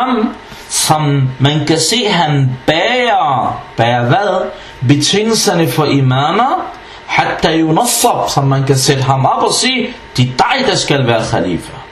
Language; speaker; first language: Danish; non-native, fluent; Arabic